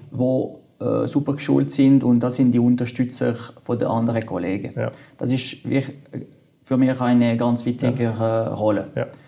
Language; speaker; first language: German; non-native, local second language; French